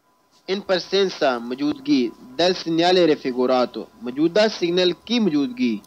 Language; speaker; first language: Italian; non-native, fluent; Urdu